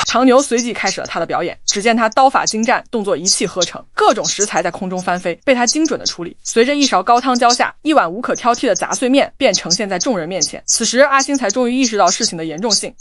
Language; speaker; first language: Chinese; native; Chinese